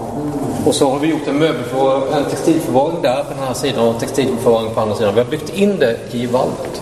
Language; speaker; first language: Swedish; native; Swedish